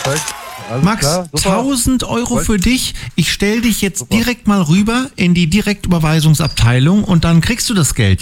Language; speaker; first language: German; native; German